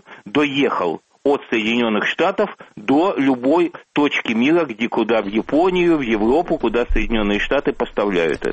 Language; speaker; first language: Russian; native; Russian